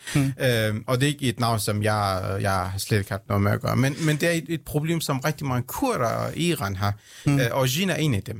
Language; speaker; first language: Danish; early bilingual, other home language; Central Kurdish